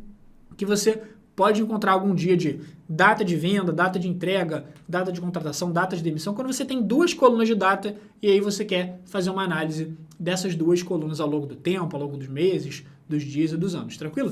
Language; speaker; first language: Portuguese; native; Portuguese